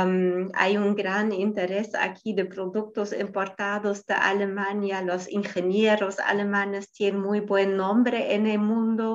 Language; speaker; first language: Spanish; non-native, fluent; German